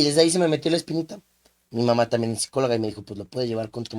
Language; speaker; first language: Spanish; native; Spanish